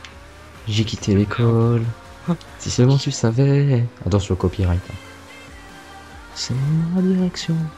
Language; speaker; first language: French; native; French